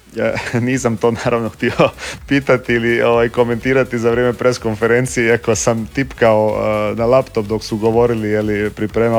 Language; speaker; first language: Serbian; native; Serbian